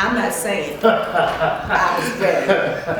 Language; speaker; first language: English; native; English